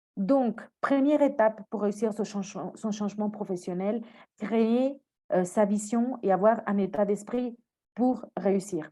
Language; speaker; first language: French; non-native, fluent; Spanish